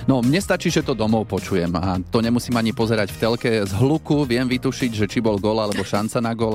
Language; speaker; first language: Slovak; native; Slovak